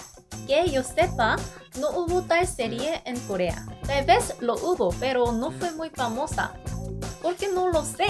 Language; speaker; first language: Spanish; non-native, fluent; Korean